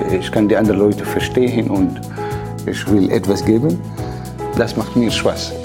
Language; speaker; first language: German; non-native, learner; Arabic